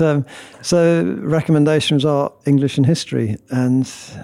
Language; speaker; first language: English; native; English